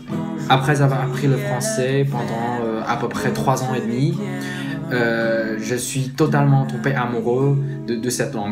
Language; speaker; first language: French; non-native, fluent; Chinese